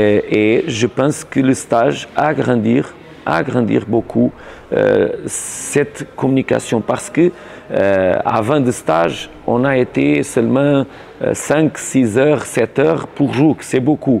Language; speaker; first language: French; non-native, learner; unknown